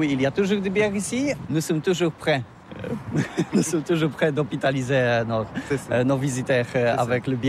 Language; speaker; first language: French; non-native, learner; Polish